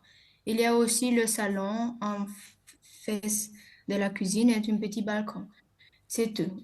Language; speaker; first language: French; non-native, learner; Romanian